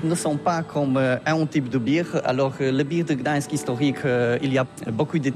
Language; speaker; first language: French; non-native, learner; Polish